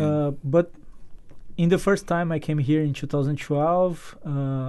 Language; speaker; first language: English; non-native, fluent; Portuguese